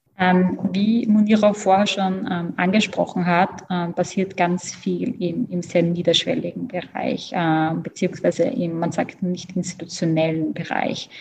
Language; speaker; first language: German; native; German